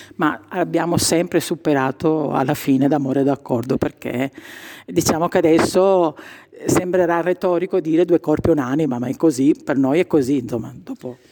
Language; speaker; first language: Italian; native; Italian